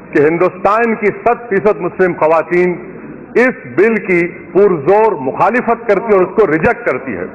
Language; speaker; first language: Urdu; native; Urdu